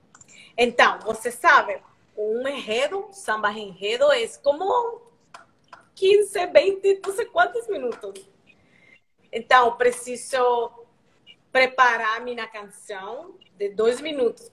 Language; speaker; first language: Portuguese; non-native, learner; Spanish